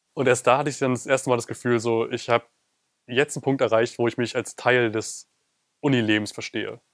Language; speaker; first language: German; native; German